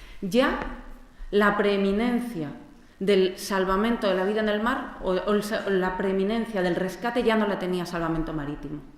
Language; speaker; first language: Spanish; native; Spanish